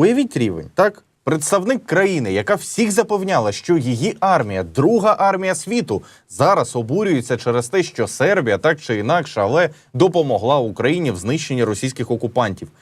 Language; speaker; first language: Ukrainian; native; Ukrainian